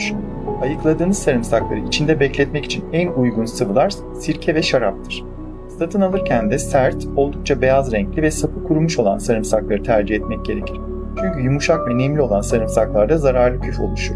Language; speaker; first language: Turkish; native; Turkish